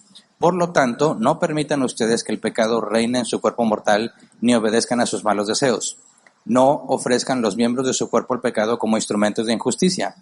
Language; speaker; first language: Spanish; native; Spanish